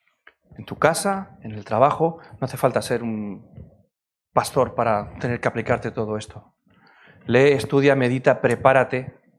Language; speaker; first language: Spanish; native; Spanish